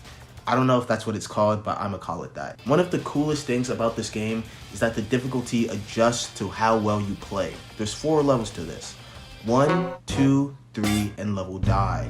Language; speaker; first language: English; native; English